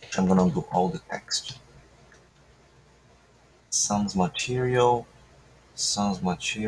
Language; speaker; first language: English; non-native, fluent; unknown